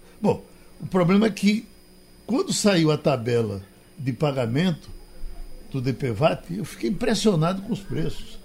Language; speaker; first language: Portuguese; native; Portuguese